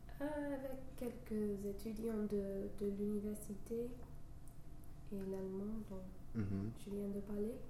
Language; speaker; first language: French; non-native, fluent; English